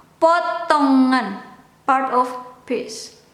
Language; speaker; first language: English; non-native, local second language; Indonesian